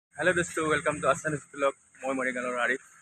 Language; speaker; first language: Malayalam; non-native, learner; Assamese